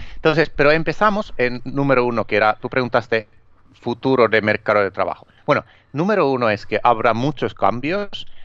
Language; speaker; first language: Spanish; non-native, fluent; Finnish